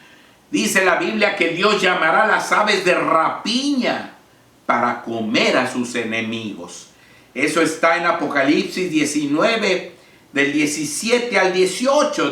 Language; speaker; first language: Spanish; native; Spanish